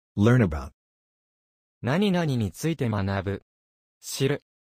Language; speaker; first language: Japanese; native; Japanese